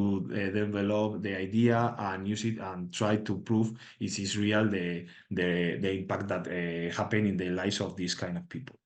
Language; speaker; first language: English; non-native, learner; Spanish